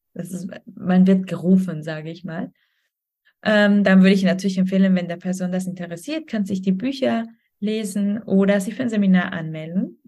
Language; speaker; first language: German; non-native, fluent; Spanish